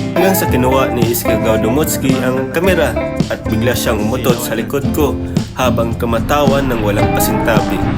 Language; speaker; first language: Filipino; non-native, local second language; Cebuano